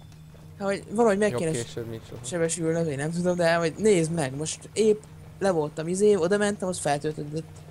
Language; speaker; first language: Hungarian; native; Hungarian